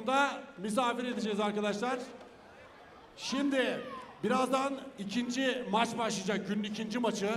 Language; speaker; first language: Turkish; native; Turkish